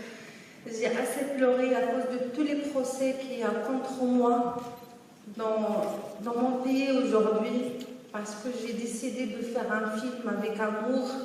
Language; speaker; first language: French; non-native, local second language; Arabic